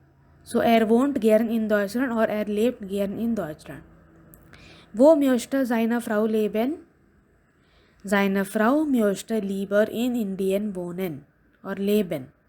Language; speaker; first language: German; non-native, fluent; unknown